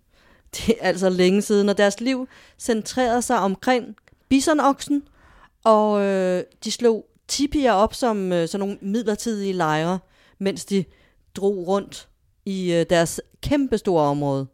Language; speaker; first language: Danish; native; Danish